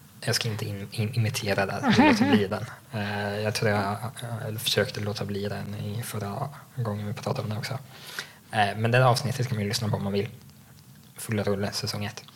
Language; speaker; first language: Swedish; native; Swedish